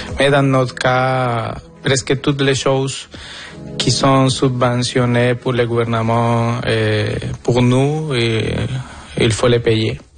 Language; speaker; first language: French; non-native, fluent; Spanish